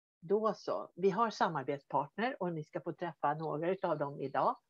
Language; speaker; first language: Swedish; native; Swedish